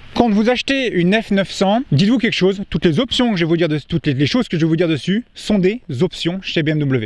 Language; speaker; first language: French; native; French